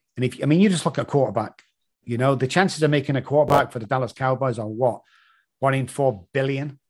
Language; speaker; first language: English; native; English